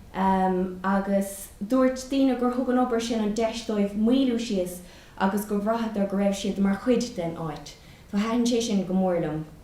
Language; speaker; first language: Irish; non-native, local second language; English